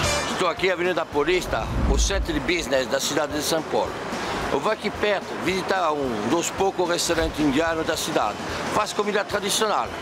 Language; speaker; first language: Portuguese; non-native, fluent; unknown